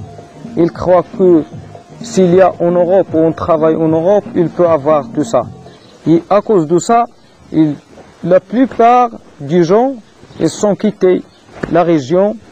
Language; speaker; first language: French; non-native, learner; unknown